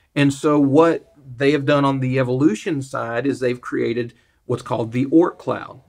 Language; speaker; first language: English; native; English